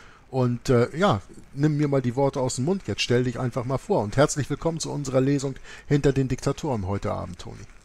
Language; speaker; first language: German; native; German